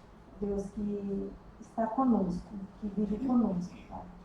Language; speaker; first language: Portuguese; native; Portuguese